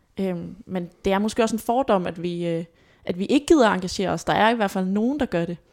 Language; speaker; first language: Danish; native; Danish